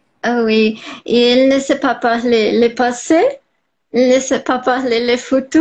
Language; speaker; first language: French; non-native, learner; Portuguese